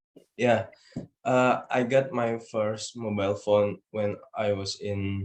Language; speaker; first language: English; non-native, learner; Indonesian